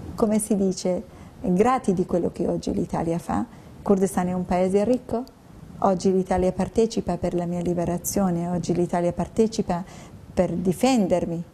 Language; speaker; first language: Italian; non-native, fluent; Kurdish